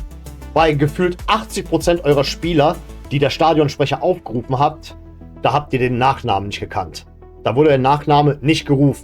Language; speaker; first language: German; native; German